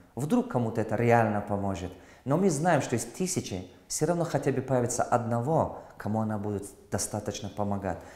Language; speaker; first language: Russian; non-native, local second language; Tajik